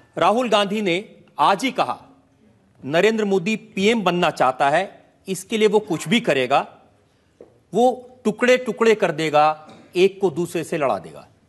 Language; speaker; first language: Hindi; native; Hindi